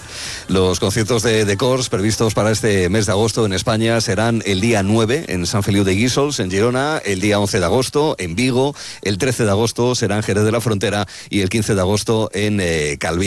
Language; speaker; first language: Spanish; native; Spanish